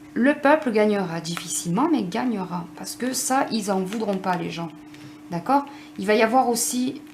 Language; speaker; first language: French; native; French